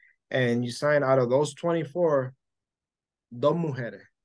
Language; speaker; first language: English; non-native, local second language; Spanish